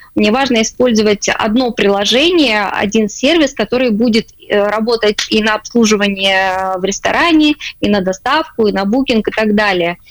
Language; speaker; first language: Russian; native; Russian